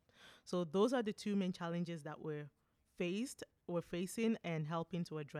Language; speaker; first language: English; non-native, local second language; French